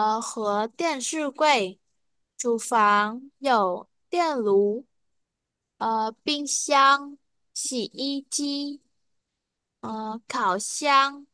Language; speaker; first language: Chinese; non-native, fluent; Vietnamese